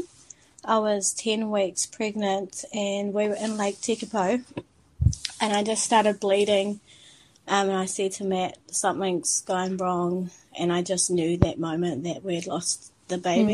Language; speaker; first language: English; native; English